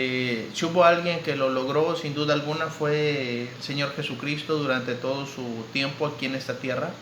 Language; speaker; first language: Spanish; native; Spanish